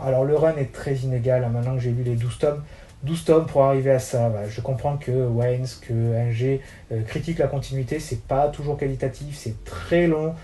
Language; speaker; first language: French; native; French